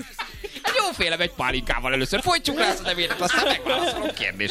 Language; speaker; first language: Hungarian; native; Hungarian